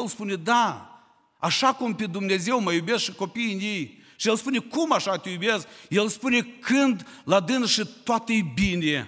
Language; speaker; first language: Romanian; non-native, local second language; Ukrainian